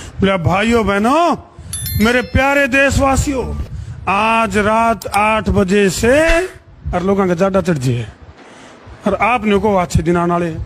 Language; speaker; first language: Hindi; native; Hindi